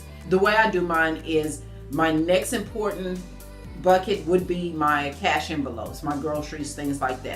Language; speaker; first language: English; native; English